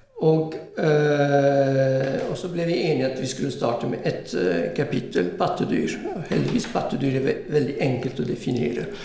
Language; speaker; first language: Norwegian; non-native, fluent; French